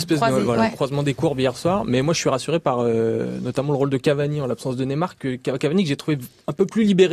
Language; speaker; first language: French; native; French